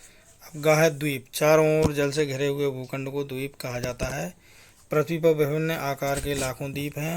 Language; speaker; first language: Hindi; native; Hindi